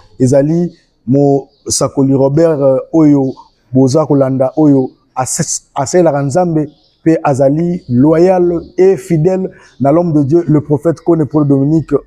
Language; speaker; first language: Lingala; native; Lingala